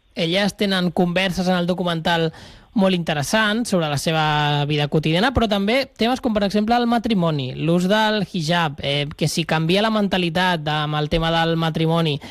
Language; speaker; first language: Catalan; native; Catalan